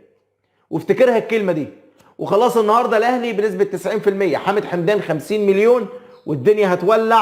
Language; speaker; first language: Arabic; native; Arabic